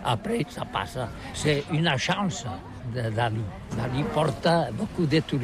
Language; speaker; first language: French; non-native, learner; Catalan